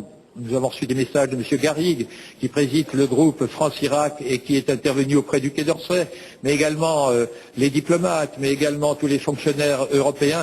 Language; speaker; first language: French; native; French